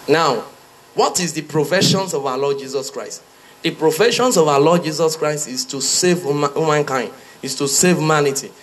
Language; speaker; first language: English; non-native, local second language; Yoruba